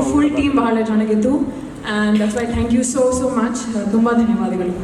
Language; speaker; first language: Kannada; non-native, learner; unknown